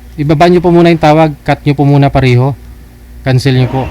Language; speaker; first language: Filipino; native; Filipino